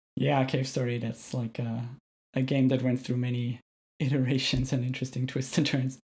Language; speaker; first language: English; non-native, fluent; German